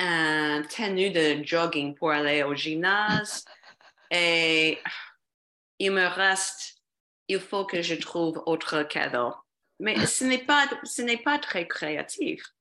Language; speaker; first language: French; non-native, fluent; English